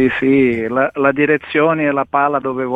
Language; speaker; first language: Italian; non-native, fluent; Portuguese